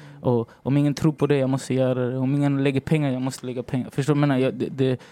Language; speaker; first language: Swedish; early bilingual, other home language; Spanish